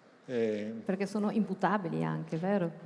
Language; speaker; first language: Italian; native; Italian